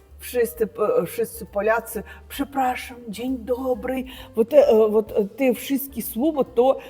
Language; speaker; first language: Polish; non-native, learner; Russian